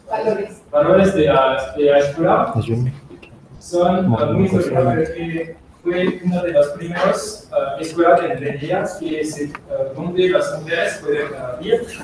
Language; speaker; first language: Spanish; non-native, learner; French